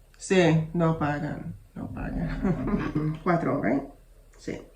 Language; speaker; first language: Spanish; non-native, learner; English